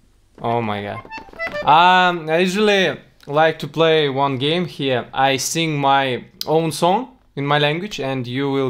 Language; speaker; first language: English; non-native, learner; Russian